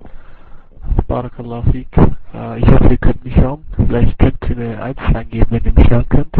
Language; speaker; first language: German; native; German